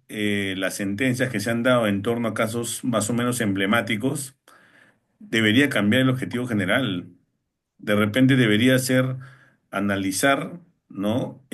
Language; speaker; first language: Spanish; native; Spanish